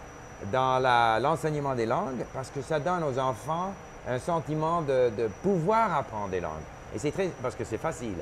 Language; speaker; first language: French; non-native, local second language; English